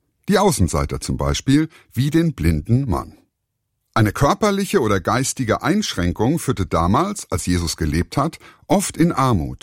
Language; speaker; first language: German; native; German